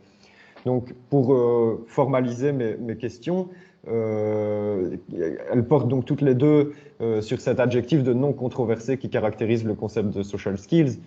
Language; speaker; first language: French; native; French